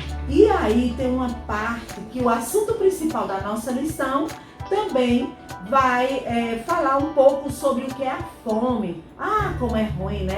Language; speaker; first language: Portuguese; native; Portuguese